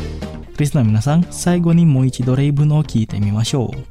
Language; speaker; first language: Japanese; non-native, fluent; Indonesian